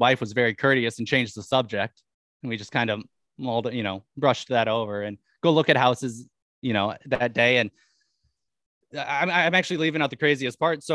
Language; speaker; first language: English; native; English